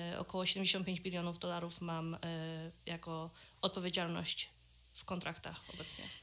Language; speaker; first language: Polish; early bilingual, heritage; Polish